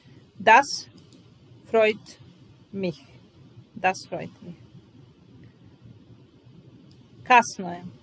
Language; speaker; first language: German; non-native, fluent; Serbian